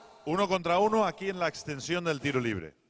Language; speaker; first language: Spanish; native; Spanish